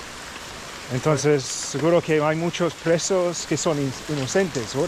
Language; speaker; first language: Spanish; non-native, learner; English